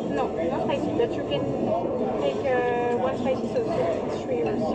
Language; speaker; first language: English; non-native, learner; French